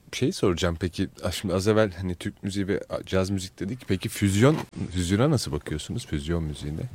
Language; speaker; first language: Turkish; native; Turkish